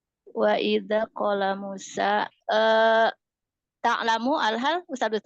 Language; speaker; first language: Arabic; non-native, learner; Indonesian